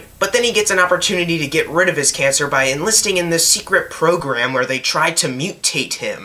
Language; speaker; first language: English; native; English